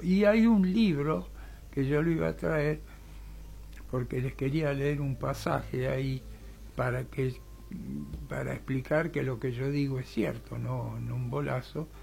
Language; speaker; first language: Spanish; native; Spanish